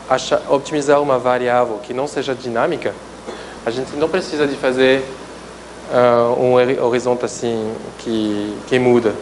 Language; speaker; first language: Portuguese; non-native, fluent; French